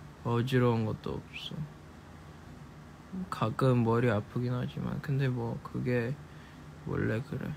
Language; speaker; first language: Korean; non-native, fluent; Chinese